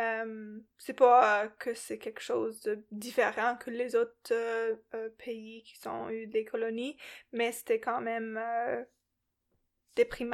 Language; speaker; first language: French; non-native, local second language; English